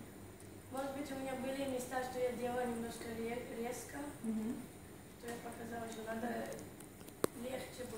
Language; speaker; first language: Russian; early bilingual, heritage; Russian